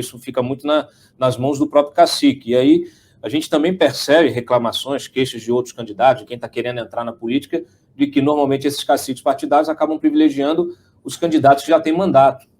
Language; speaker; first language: Portuguese; native; Portuguese